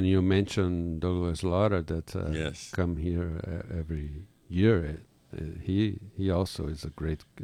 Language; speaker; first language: English; non-native, fluent; Portuguese